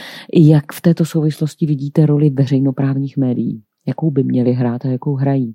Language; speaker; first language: Czech; native; Czech